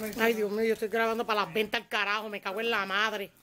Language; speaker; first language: Spanish; native; Spanish